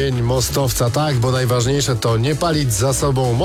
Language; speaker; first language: Polish; native; Polish